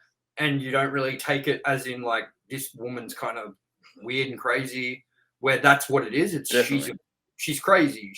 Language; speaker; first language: English; native; English